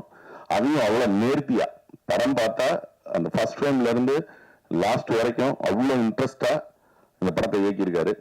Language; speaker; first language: Tamil; native; Tamil